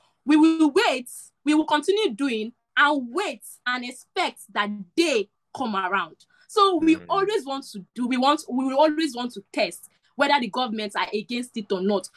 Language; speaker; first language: English; non-native, local second language; Igbo